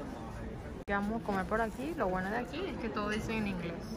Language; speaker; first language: Spanish; native; Spanish